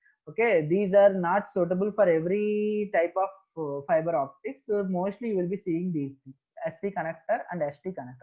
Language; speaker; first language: English; non-native, local second language; Telugu